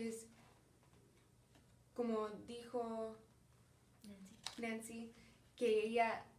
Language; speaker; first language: Spanish; early bilingual, heritage; Spanish